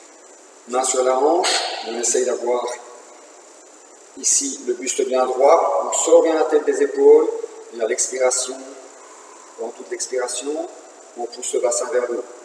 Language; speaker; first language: French; native; French